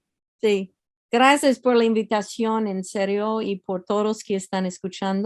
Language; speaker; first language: Spanish; non-native, learner; English